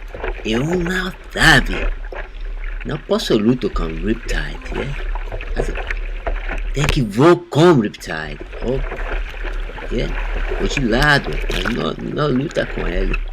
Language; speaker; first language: Portuguese; non-native, learner; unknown